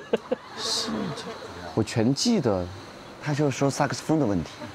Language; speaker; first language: Chinese; native; Chinese